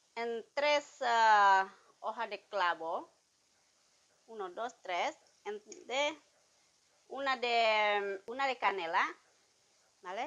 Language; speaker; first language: Spanish; non-native, learner; Indonesian